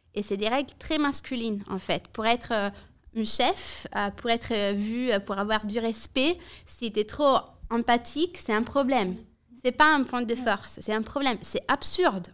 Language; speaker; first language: French; non-native, fluent; Italian